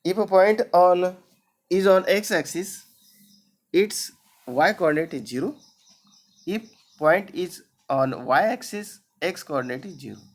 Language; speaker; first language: English; non-native, local second language; Marathi